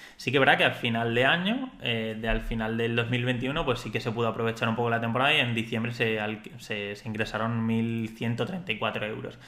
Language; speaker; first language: Spanish; native; Spanish